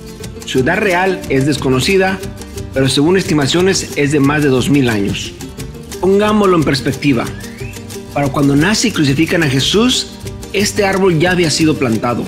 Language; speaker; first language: Spanish; native; Spanish